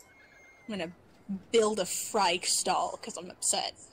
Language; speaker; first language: English; native; English